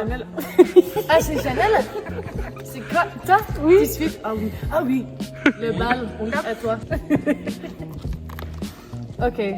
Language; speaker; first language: French; non-native, learner; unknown